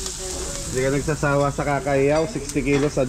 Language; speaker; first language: Filipino; native; Filipino